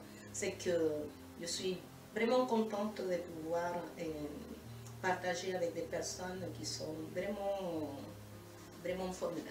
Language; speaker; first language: French; non-native, fluent; Spanish